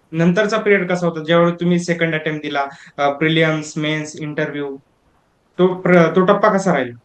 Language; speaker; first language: Marathi; native; Marathi